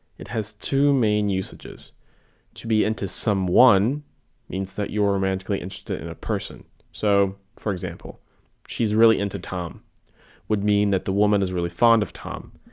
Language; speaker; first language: English; native; English